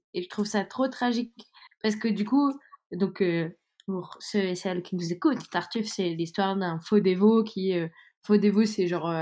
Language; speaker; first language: French; native; French